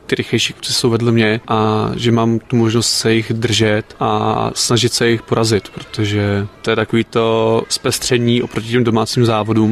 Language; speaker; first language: Czech; native; Czech